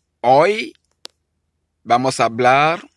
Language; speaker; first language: Spanish; non-native, learner; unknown